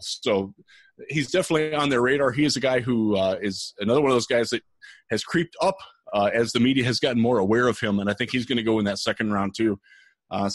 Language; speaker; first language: English; native; English